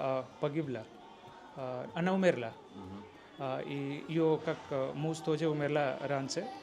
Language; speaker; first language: Russian; non-native, learner; Hindi